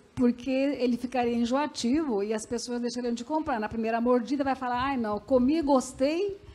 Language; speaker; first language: Portuguese; early bilingual, other home language; Macedonian